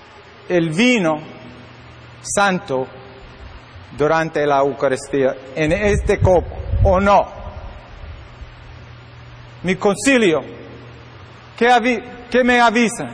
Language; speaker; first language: Spanish; non-native, learner; English